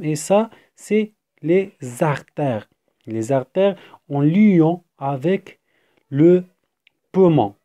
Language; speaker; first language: French; non-native, fluent; Arabic